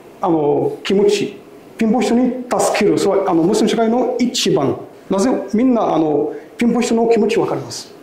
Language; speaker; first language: Japanese; non-native, learner; Arabic